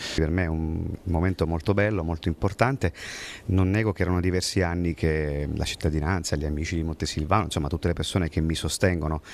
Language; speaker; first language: Italian; native; Italian